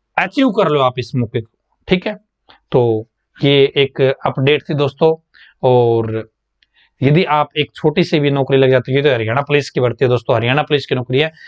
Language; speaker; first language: Hindi; native; Hindi